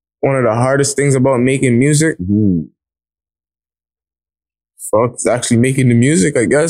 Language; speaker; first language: English; native; English